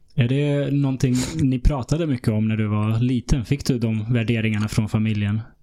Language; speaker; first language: Swedish; early bilingual, other home language; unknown